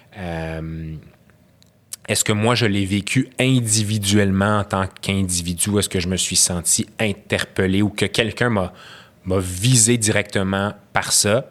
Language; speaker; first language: French; early bilingual, other home language; Arabic